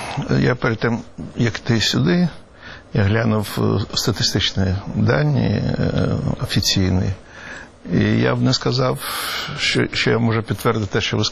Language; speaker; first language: Ukrainian; non-native, local second language; Russian